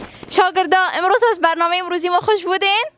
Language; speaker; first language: Persian; native; Persian